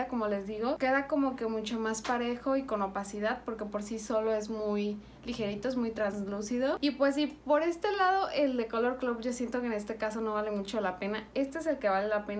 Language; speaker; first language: Spanish; native; Spanish